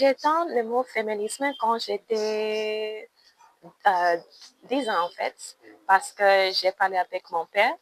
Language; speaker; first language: French; non-native, learner; English